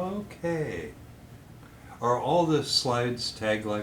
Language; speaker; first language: English; native; English